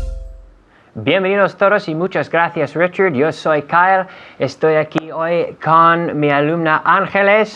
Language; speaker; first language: Spanish; non-native, fluent; English